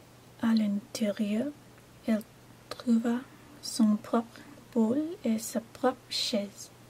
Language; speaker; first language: French; non-native, learner; English